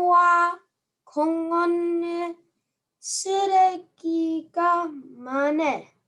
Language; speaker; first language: Korean; non-native, learner; English